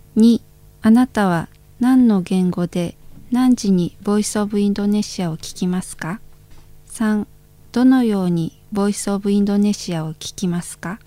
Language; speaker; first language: Japanese; non-native, learner; Indonesian